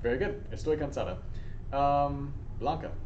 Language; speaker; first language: Spanish; non-native, fluent; English